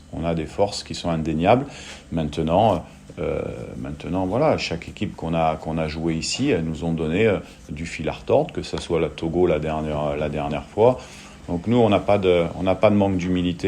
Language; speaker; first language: French; native; French